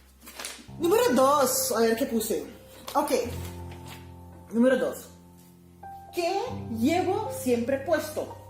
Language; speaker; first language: Spanish; non-native, fluent; Papiamento